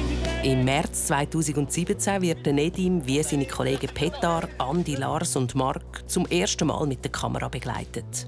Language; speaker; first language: German; native; German